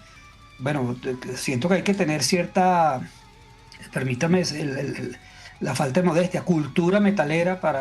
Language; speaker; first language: Spanish; native; Spanish